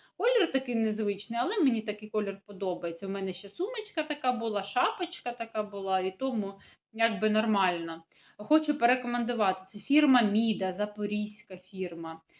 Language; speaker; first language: Ukrainian; non-native, local second language; Russian